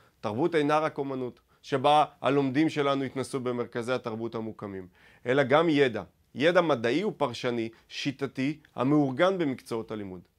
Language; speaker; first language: Hebrew; native; Hebrew